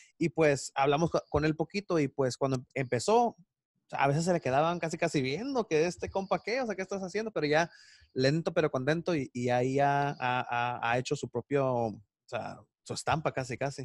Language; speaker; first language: Spanish; native; Spanish